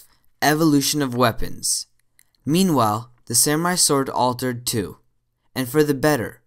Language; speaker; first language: English; native; English